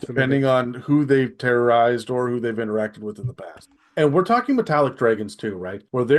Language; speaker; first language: English; native; English